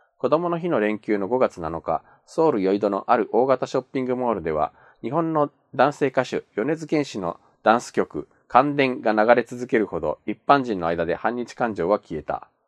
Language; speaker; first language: Japanese; native; Japanese